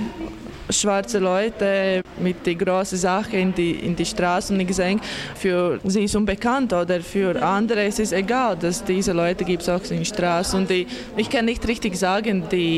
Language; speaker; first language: German; non-native, learner; Latvian